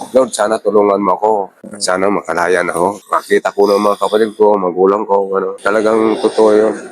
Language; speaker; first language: Filipino; non-native, local second language; Bikol